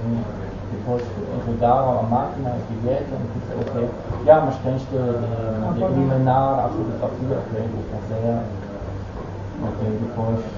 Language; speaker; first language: Portuguese; non-native, fluent; Dutch